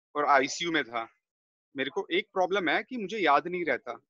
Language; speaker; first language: Hindi; native; Hindi